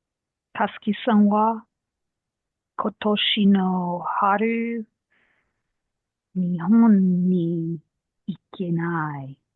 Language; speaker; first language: Japanese; non-native, learner; English